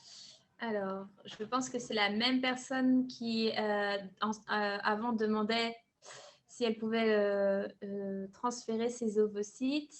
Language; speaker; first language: French; native; French